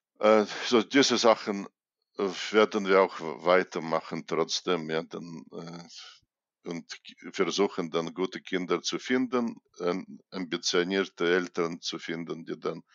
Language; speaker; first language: German; non-native, fluent; Russian